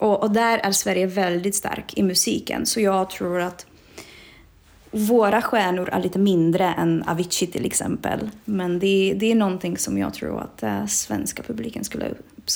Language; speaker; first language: Swedish; non-native, fluent; Czech